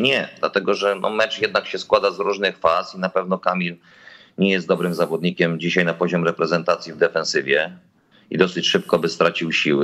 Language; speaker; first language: Polish; native; Polish